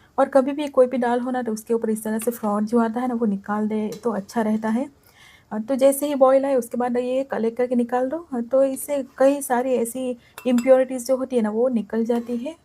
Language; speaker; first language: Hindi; non-native, local second language; Gujarati